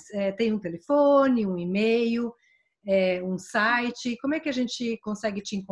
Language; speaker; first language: Portuguese; native; Portuguese